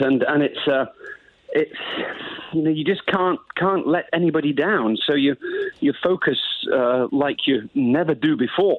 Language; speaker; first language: English; native; English